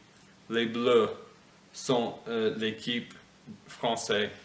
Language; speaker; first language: French; non-native, fluent; English